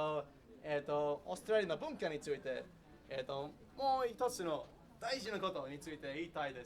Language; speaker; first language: Japanese; non-native, learner; English